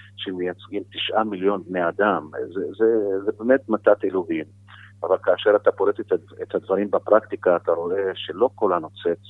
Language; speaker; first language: Hebrew; non-native, local second language; Arabic